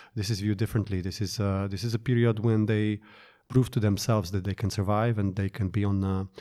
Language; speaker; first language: English; non-native, fluent; Slovak